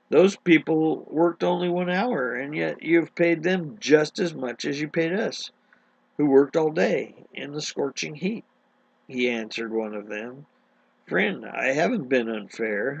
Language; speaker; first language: English; native; English